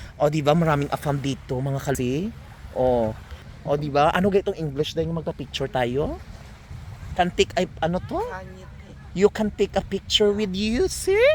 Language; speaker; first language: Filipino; non-native, local second language; Cebuano